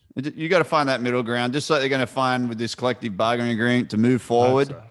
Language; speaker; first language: English; native; English